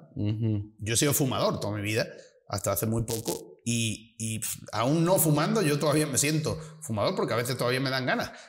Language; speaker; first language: Spanish; native; Spanish